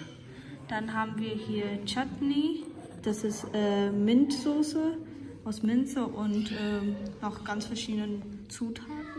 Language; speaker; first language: German; early bilingual, other home language; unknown